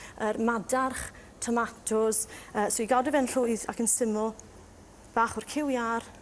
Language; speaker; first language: Welsh; native; Welsh